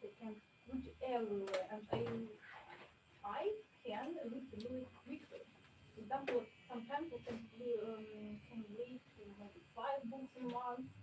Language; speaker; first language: English; non-native, learner; Ukrainian